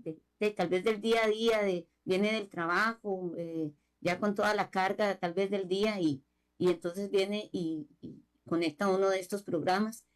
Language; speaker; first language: Spanish; native; Spanish